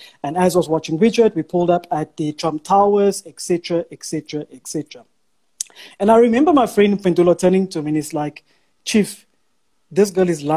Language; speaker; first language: English; non-native, local second language; Afrikaans